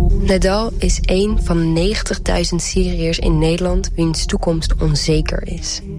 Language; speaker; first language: Dutch; early bilingual, heritage; Dutch